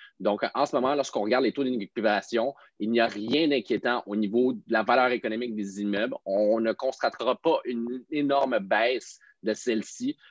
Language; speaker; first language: French; native; French